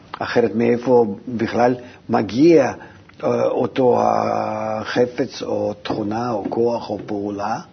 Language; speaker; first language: Hebrew; non-native, fluent; Russian